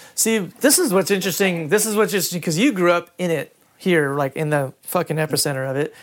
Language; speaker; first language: English; native; English